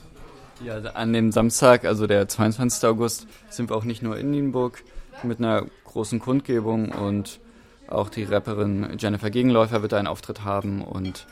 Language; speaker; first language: German; native; German